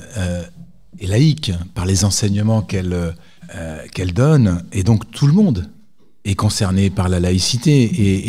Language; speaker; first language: French; native; French